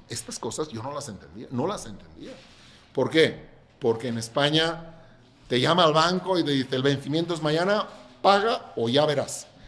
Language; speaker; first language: Spanish; non-native, local second language; Catalan